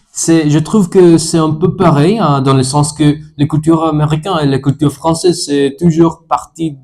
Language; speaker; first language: French; non-native, learner; Spanish